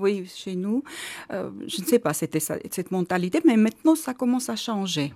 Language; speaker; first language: French; non-native, learner; Armenian